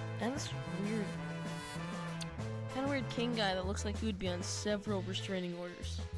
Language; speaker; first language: English; native; English